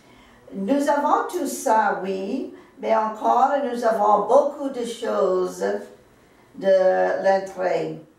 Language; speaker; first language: French; non-native, local second language; English